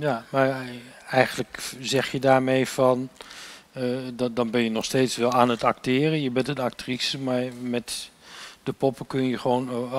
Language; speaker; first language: Dutch; native; Dutch